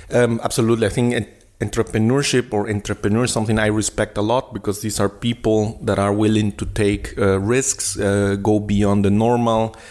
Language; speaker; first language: English; non-native, fluent; Spanish